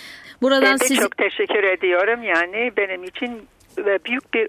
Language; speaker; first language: Turkish; non-native, fluent; Bulgarian